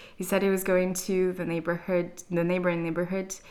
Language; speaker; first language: English; non-native, fluent; Portuguese